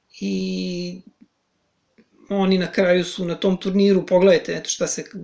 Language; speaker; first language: Serbian; native; Serbian